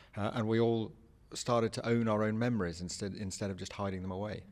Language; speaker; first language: English; native; English